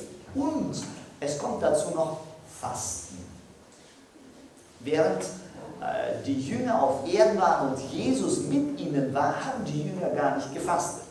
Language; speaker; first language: German; non-native, fluent; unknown